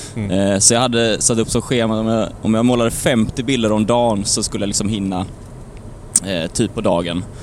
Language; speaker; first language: Swedish; native; Swedish